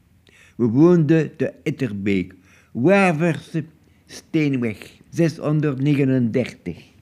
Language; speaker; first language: Dutch; non-native, local second language; French